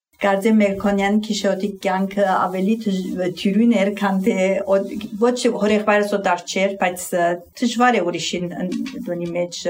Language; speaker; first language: Armenian; early bilingual, heritage; Armenian